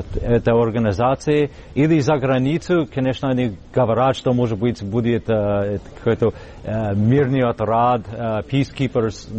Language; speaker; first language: Russian; non-native, learner; English